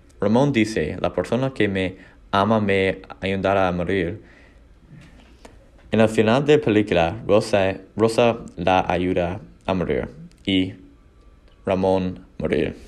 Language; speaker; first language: Spanish; non-native, learner; English